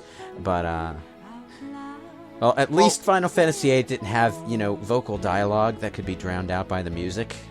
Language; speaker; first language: English; native; English